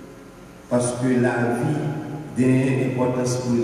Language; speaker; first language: French; non-native, local second language; Haitian Creole